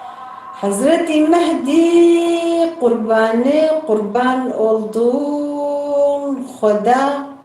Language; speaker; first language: Turkish; non-native, local second language; Kurdish